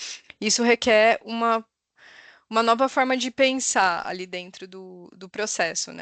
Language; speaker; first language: Portuguese; native; Portuguese